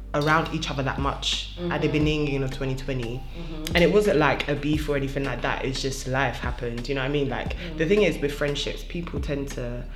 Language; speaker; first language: English; non-native, local second language; French